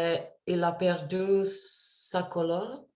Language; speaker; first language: French; non-native, learner; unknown